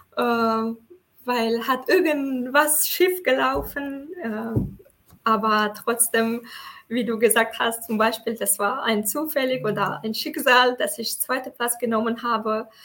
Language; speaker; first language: German; non-native, fluent; Tajik